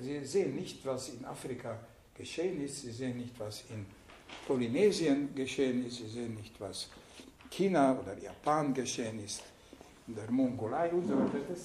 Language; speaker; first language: German; non-native, fluent; Hungarian